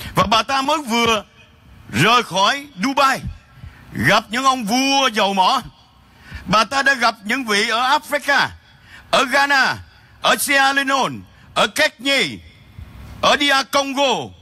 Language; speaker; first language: Vietnamese; native; Vietnamese